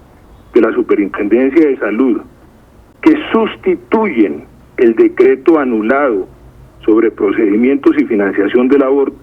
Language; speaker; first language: Spanish; native; Spanish